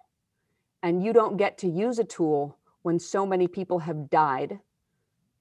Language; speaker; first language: English; native; English